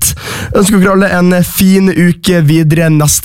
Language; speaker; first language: Norwegian; native; Norwegian